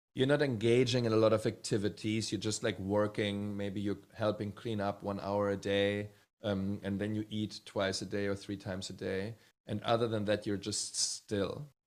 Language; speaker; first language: English; early bilingual, other home language; Czech